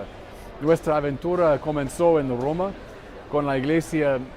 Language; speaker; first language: Spanish; non-native, fluent; English